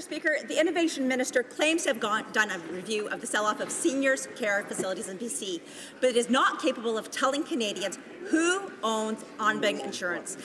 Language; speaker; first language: English; native; English